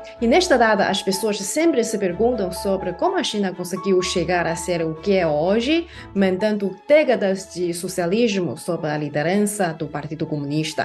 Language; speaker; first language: Portuguese; non-native, fluent; Chinese